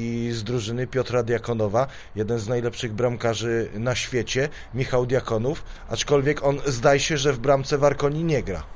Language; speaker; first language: Polish; native; Polish